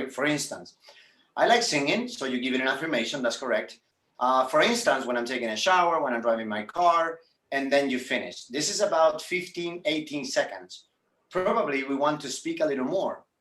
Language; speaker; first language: English; non-native, fluent; Spanish